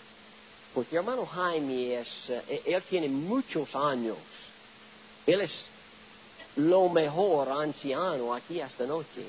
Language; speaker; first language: Spanish; non-native, learner; English